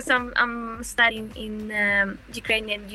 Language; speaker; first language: English; non-native, fluent; Ukrainian